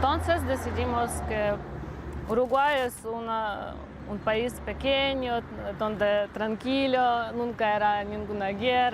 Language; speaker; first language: Spanish; non-native, learner; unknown